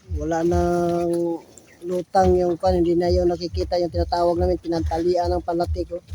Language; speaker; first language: Filipino; non-native, local second language; Cebuano